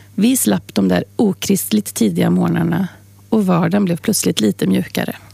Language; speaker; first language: Swedish; native; Swedish